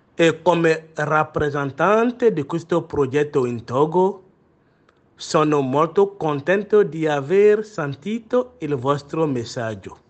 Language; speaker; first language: Italian; non-native, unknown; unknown